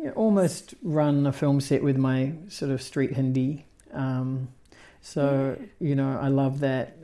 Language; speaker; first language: English; native; English